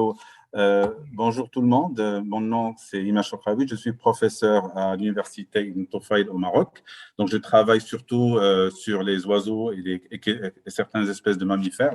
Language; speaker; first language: French; non-native, local second language; Arabic